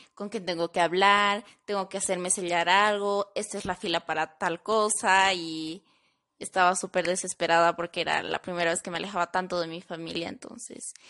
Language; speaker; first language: Spanish; native; Spanish